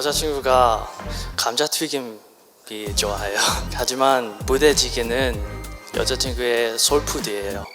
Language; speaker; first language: Korean; non-native, learner; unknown